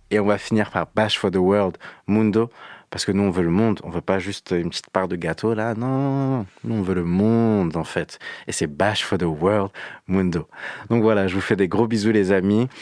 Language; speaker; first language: French; native; French